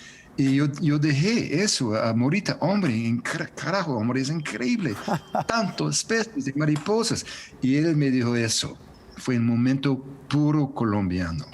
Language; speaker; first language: Spanish; non-native, fluent; English